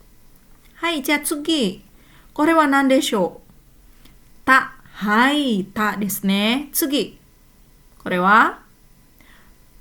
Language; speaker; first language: Japanese; non-native, fluent; Indonesian